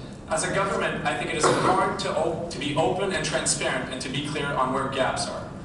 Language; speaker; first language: English; non-native, local second language; French